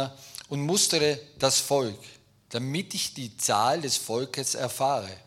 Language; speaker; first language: German; native; German